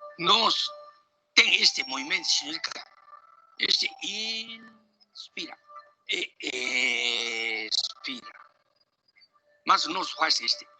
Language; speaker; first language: Portuguese; non-native, learner; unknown